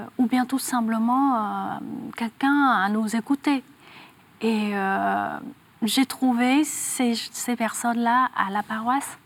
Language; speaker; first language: French; non-native, fluent; Vietnamese